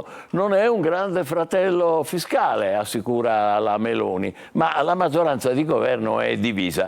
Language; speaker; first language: Italian; native; Italian